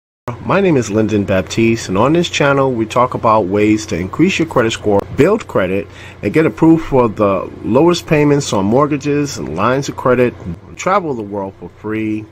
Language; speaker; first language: English; native; English